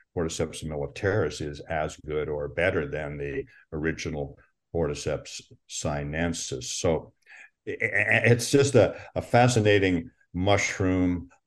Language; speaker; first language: English; native; English